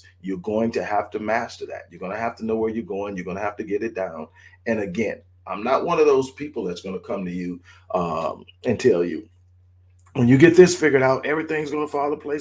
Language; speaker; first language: English; native; English